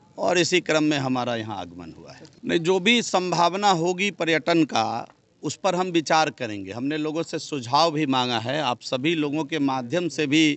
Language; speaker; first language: Hindi; native; Hindi